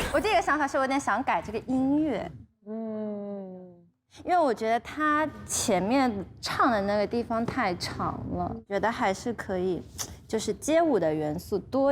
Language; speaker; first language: Chinese; native; Chinese